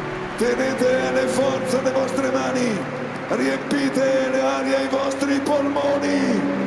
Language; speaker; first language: Italian; native; Italian